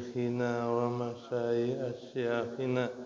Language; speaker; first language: Arabic; non-native, fluent; Indonesian